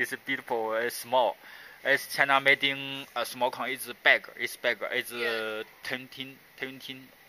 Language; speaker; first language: English; non-native, learner; Chinese